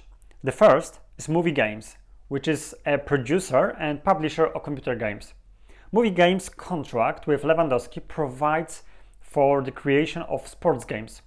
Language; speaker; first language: English; non-native, fluent; Polish